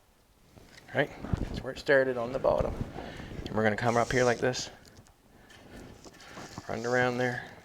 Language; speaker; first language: English; native; English